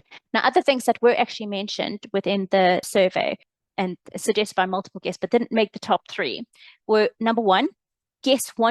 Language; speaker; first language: English; native; English